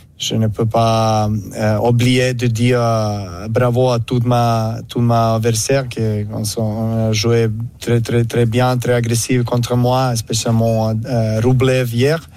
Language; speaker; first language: French; non-native, learner; Serbian